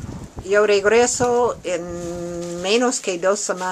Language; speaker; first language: Spanish; non-native, learner; English